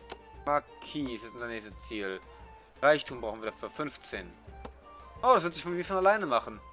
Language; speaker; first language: German; native; German